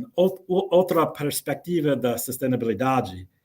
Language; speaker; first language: Portuguese; non-native, learner; English